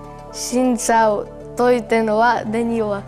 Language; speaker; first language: Vietnamese; non-native, learner; Russian